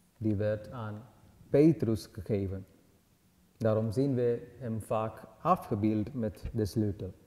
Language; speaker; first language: Dutch; non-native, learner; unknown